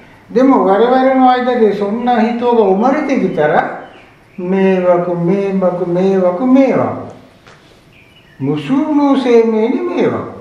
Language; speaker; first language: Japanese; non-native, fluent; Sinhala